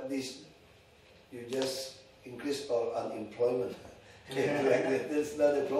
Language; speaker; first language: English; non-native, learner; Indonesian